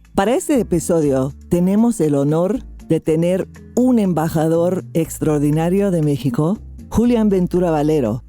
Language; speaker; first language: Spanish; non-native, fluent; English